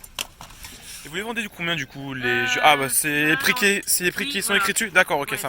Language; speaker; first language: French; native; French